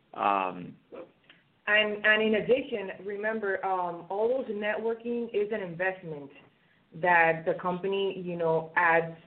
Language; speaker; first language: English; non-native, fluent; Spanish